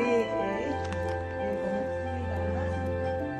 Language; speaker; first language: Korean; native; Korean